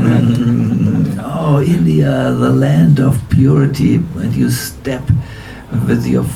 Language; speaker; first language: English; non-native, fluent; German